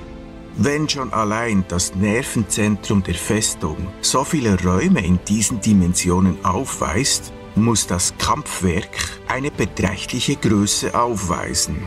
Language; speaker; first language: German; native; German